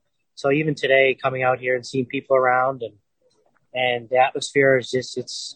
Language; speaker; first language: English; native; English